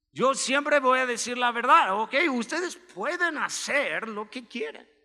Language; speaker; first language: Spanish; non-native, fluent; English